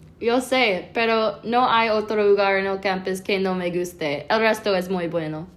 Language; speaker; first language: Spanish; non-native, learner; English